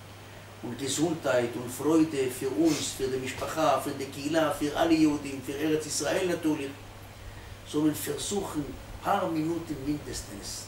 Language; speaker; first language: German; non-native, fluent; Hebrew